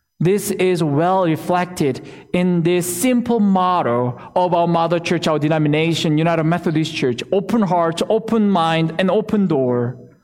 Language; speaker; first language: English; non-native, fluent; Korean